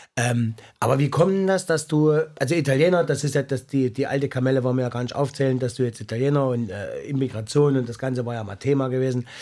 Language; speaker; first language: German; native; German